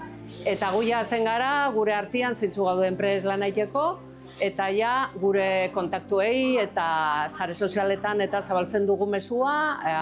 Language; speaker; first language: Basque; native; Basque